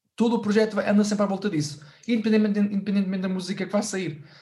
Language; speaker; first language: Portuguese; native; Portuguese